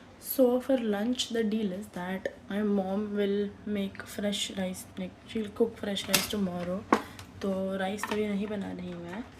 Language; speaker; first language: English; non-native, local second language; Hindi